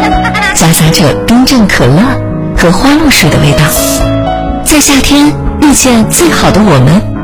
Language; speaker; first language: Chinese; native; Chinese